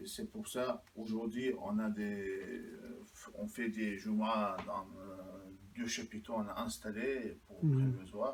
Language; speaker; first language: French; non-native, learner; Chechen